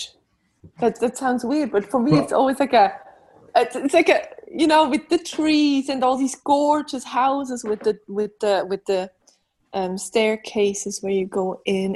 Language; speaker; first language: English; non-native, fluent; Swiss German